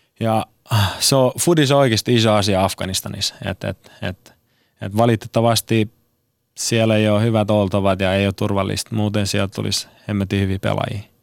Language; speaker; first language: Finnish; non-native, fluent; Persian